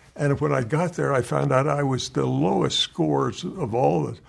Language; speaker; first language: English; native; English